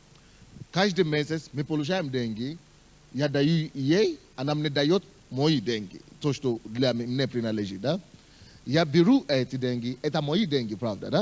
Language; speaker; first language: Russian; non-native, fluent; Yoruba